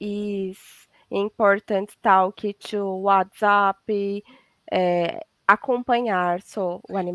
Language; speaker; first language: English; non-native, learner; Portuguese